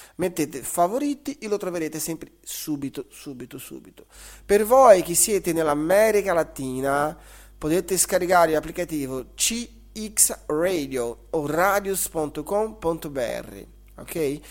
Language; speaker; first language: Italian; non-native, fluent; Portuguese